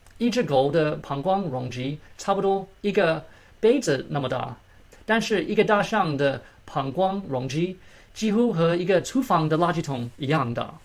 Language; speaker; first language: Chinese; early bilingual, heritage; Chinese